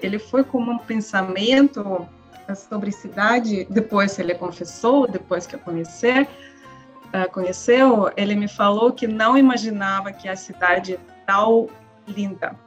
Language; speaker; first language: Portuguese; non-native, learner; Russian